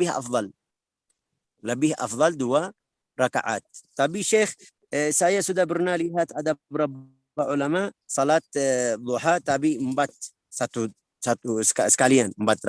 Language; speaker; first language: Indonesian; non-native, learner; Arabic